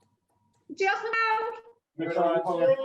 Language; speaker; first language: Welsh; non-native, learner; English